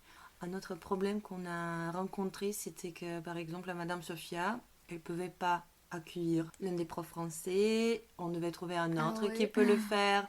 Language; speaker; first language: French; non-native, fluent; Bulgarian